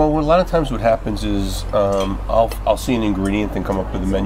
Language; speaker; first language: English; native; English